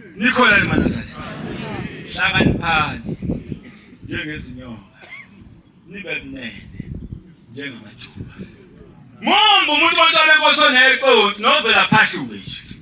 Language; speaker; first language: Zulu; native; Zulu